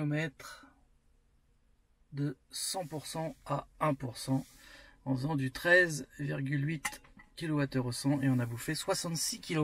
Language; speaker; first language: French; native; French